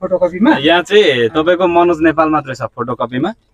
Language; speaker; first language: Nepali; native; Nepali